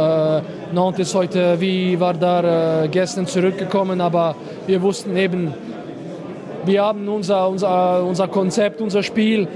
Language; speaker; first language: German; non-native, fluent; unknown